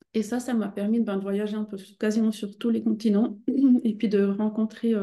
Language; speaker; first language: French; native; French